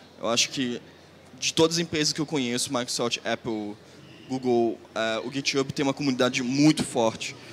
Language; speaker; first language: Portuguese; non-native, fluent; German